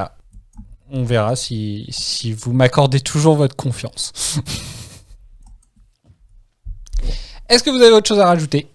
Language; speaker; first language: French; native; French